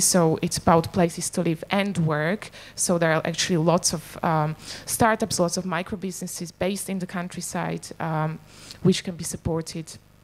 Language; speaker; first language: English; non-native, fluent; Slovak